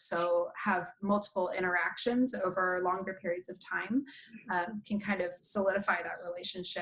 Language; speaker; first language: English; native; English